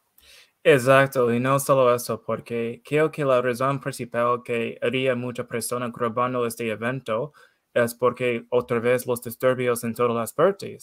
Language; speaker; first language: Spanish; non-native, learner; English